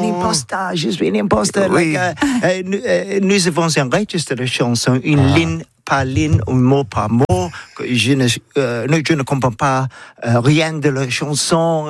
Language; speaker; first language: French; non-native, learner; English